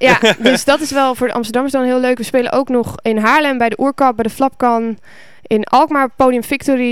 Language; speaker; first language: Dutch; native; Dutch